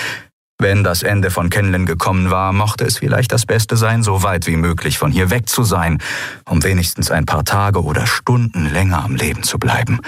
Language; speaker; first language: German; native; German